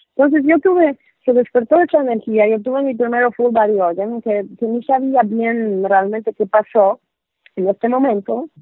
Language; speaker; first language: Spanish; non-native, fluent; Polish